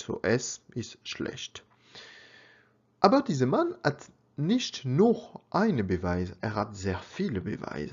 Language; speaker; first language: German; non-native, learner; French